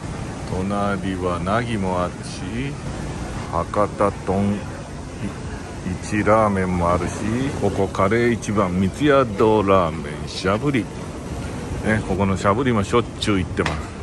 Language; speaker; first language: Japanese; native; Japanese